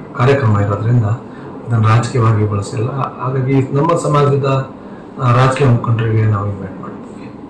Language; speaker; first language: Kannada; non-native, local second language; Lambadi